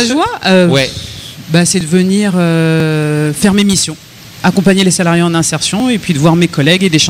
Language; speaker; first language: French; native; French